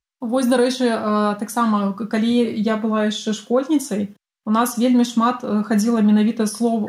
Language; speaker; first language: Belarusian; non-native, local second language; Russian